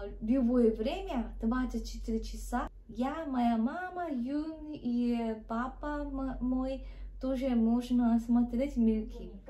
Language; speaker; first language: Russian; non-native, learner; Korean